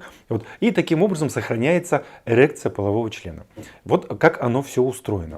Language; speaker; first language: Russian; native; Russian